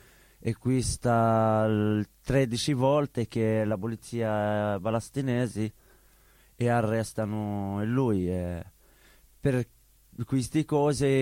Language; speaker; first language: Italian; non-native, learner; Arabic